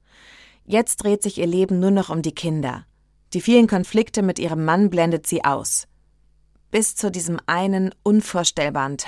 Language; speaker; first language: German; native; German